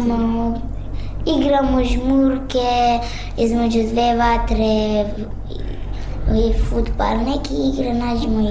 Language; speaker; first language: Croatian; non-native, learner; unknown